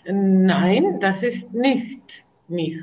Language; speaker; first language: German; non-native, learner; Serbian